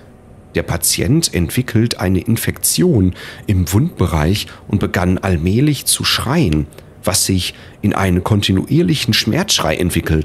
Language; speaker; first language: German; native; German